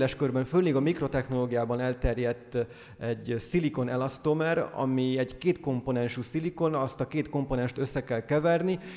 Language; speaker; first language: Hungarian; native; Hungarian